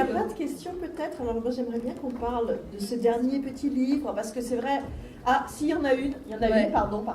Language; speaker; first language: French; native; French